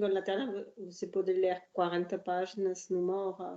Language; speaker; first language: Portuguese; non-native, learner; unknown